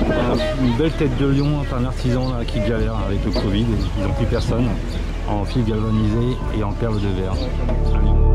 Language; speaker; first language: French; native; French